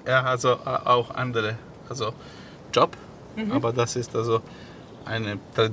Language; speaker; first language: German; non-native, fluent; Serbian